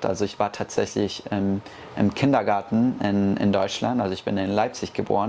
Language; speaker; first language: German; early bilingual, heritage; Spanish